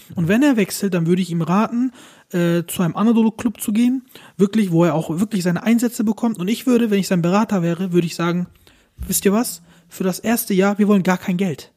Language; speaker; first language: German; early bilingual, other home language; Turkish